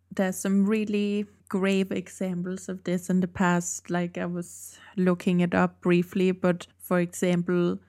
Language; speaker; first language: English; non-native, fluent; Danish